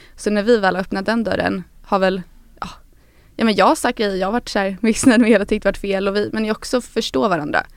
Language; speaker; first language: Swedish; native; Swedish